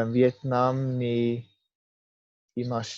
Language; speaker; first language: Japanese; non-native, learner; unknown